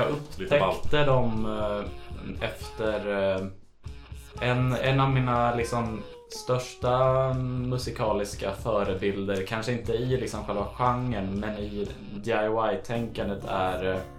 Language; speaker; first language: Swedish; native; Swedish